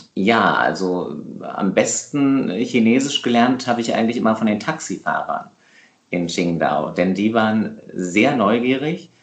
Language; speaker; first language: German; native; German